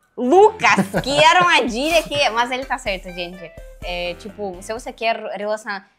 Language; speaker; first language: Portuguese; non-native, fluent; Russian